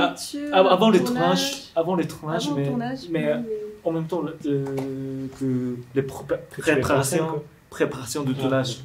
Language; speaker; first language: French; non-native, learner; Japanese